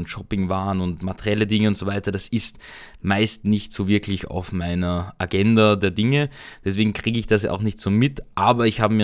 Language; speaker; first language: German; native; German